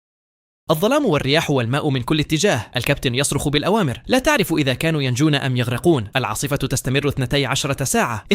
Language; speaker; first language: Arabic; native; Arabic